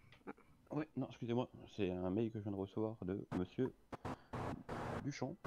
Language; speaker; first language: French; native; French